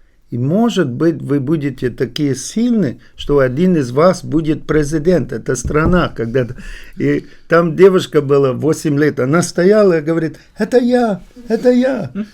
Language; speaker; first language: Russian; non-native, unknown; English